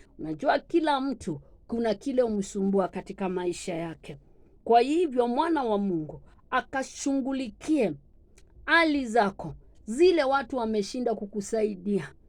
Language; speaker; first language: Swahili; non-native, local second language; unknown